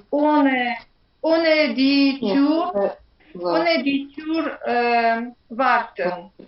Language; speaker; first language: German; non-native, learner; Ukrainian